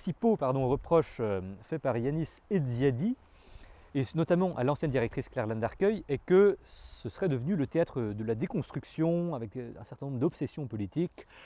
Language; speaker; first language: French; native; French